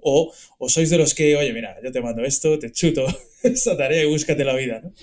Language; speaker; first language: Spanish; native; Spanish